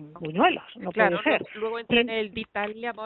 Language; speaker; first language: Spanish; native; Spanish